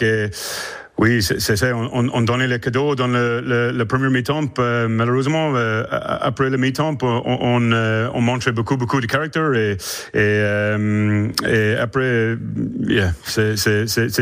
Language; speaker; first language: French; non-native, learner; English